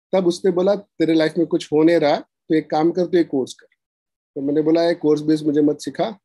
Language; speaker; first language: Hindi; non-native, local second language; Marathi